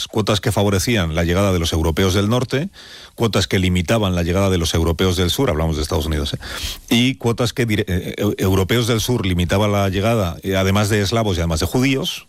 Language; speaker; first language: Spanish; native; Spanish